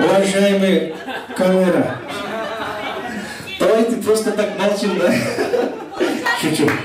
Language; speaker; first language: Russian; non-native, local second language; Kyrgyz